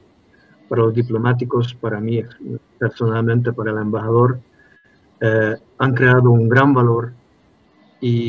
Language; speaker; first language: Spanish; non-native, fluent; Hungarian